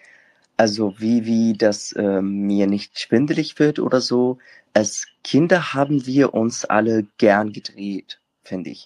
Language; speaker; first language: German; non-native, fluent; Arabic